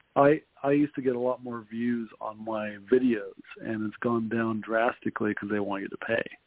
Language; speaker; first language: English; native; English